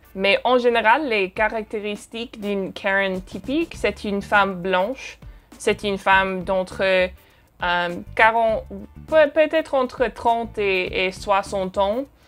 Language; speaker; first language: French; non-native, fluent; English